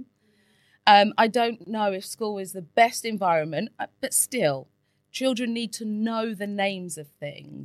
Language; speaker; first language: English; native; English